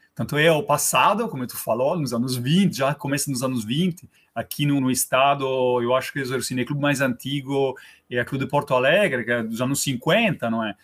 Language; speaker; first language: Portuguese; non-native, fluent; Italian